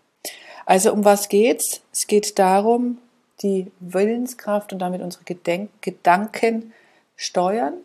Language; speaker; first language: German; native; German